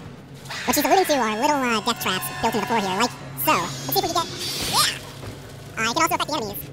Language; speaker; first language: English; native; English